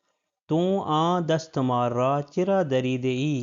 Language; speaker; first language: Persian; non-native, fluent; Urdu